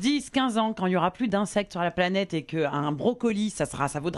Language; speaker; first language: French; native; French